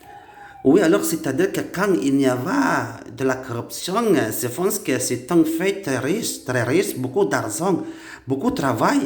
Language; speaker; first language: French; non-native, learner; Indonesian